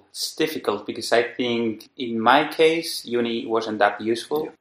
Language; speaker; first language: English; non-native, fluent; Spanish